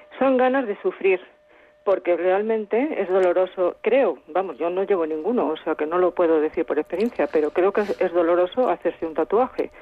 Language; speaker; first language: Spanish; native; Spanish